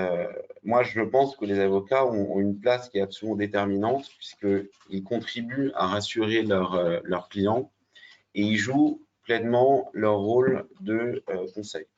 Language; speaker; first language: French; native; French